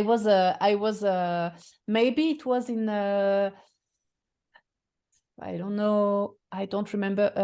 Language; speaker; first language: English; non-native, fluent; French